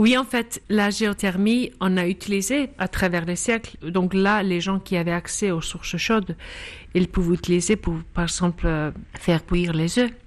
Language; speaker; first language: French; non-native, fluent; Icelandic